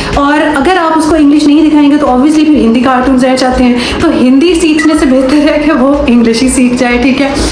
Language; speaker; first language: Urdu; native; Urdu